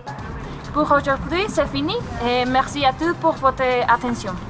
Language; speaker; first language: French; non-native, learner; Spanish